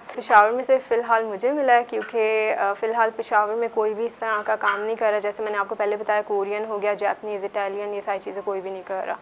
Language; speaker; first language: Urdu; native; Urdu